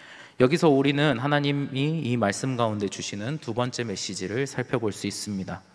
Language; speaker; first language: Korean; native; Korean